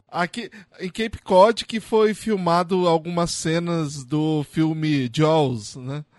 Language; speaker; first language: Portuguese; native; Portuguese